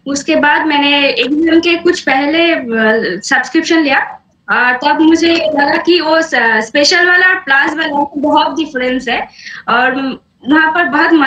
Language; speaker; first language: Hindi; non-native, local second language; Bangla